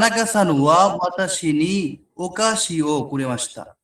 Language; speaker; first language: Japanese; non-native, learner; Bangla